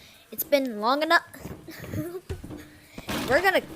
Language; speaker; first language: English; native; English